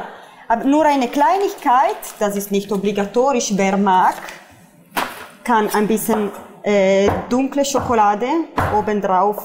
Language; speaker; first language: German; non-native, fluent; Italian